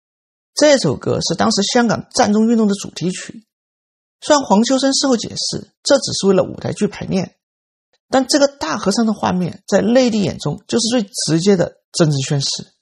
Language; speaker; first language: Chinese; native; Chinese